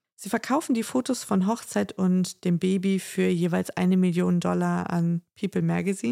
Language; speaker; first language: German; native; German